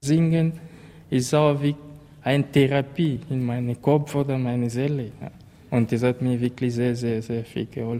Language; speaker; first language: German; non-native, learner; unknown